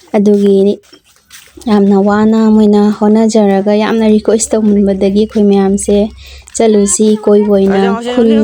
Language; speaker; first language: Manipuri; native; Manipuri